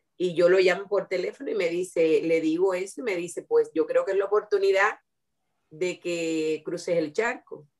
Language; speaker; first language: Spanish; native; Spanish